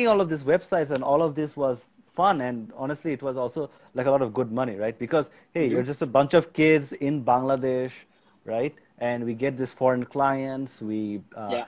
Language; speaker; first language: English; non-native, local second language; Bangla